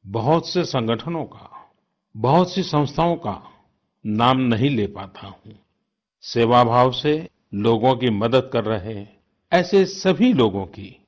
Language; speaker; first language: Hindi; non-native, local second language; Gujarati